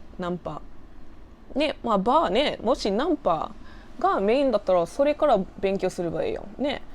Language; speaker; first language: Japanese; non-native, fluent; English